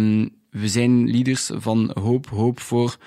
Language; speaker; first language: Dutch; non-native, local second language; French